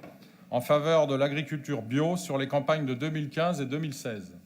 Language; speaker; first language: French; native; French